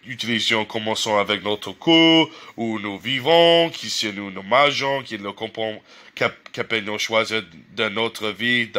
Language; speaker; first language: French; non-native, learner; English